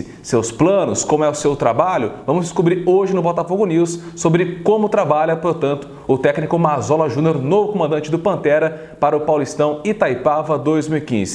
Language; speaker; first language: Portuguese; native; Portuguese